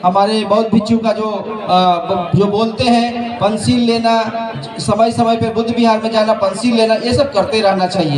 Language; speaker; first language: Hindi; native; Hindi